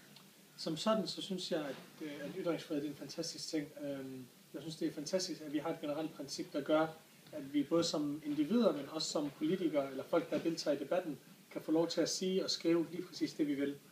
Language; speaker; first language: Danish; native; Danish